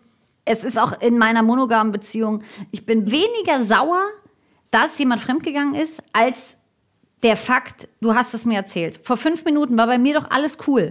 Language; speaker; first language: German; native; German